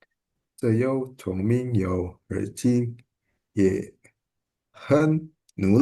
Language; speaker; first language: Chinese; non-native, learner; Indonesian